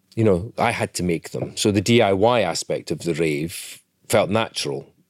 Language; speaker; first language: English; native; English